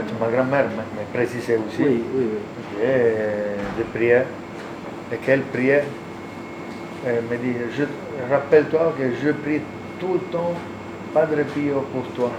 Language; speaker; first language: French; non-native, learner; Italian